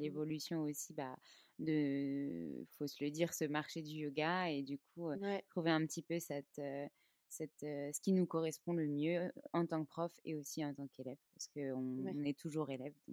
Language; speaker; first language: French; native; French